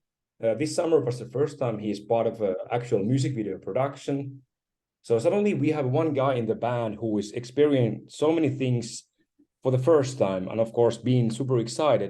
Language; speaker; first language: English; non-native, fluent; Finnish